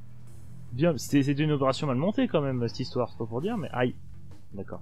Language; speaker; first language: French; native; French